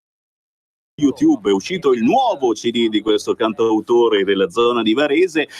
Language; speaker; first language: Italian; native; Italian